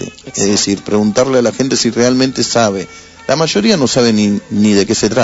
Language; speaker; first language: Spanish; native; Spanish